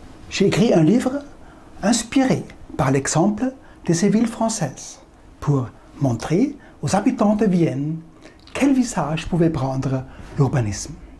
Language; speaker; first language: French; non-native, learner; German